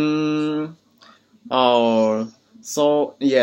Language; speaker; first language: English; non-native, learner; Japanese